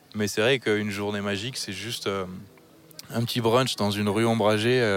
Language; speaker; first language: French; native; French